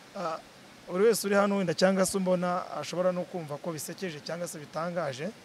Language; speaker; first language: Kinyarwanda; native; Kinyarwanda